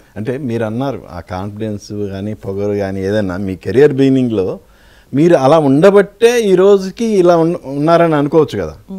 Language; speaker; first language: Telugu; native; Telugu